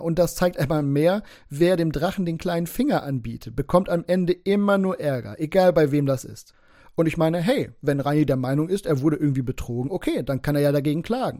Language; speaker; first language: German; native; German